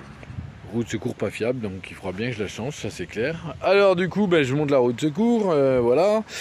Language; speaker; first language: French; native; French